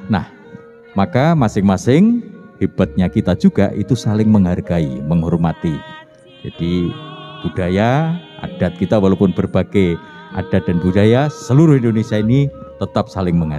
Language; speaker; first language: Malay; non-native, local second language; Javanese